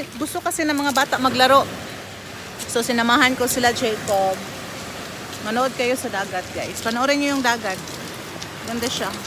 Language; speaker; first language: Filipino; non-native, local second language; Cebuano